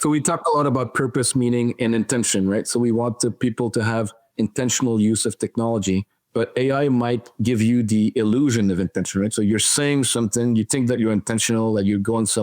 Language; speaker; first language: English; non-native, fluent; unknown